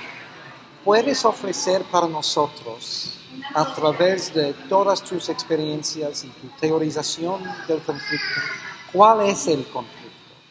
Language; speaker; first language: Spanish; non-native, fluent; English